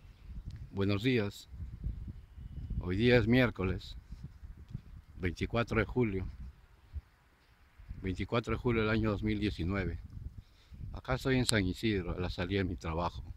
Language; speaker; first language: Spanish; native; Spanish